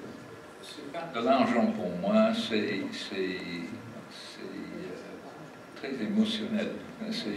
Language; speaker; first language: French; non-native, fluent; English